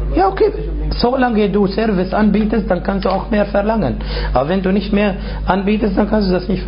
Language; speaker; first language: German; non-native, fluent; Arabic